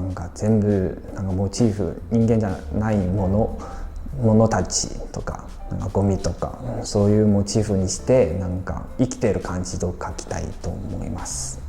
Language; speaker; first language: Japanese; non-native, fluent; Chinese